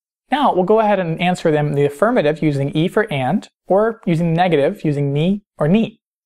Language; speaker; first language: English; native; English